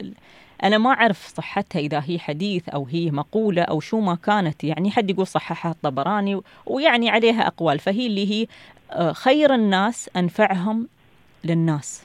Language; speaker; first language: Arabic; native; Arabic